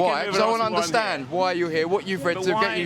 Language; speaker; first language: English; native; English